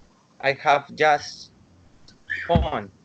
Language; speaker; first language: English; non-native, learner; Spanish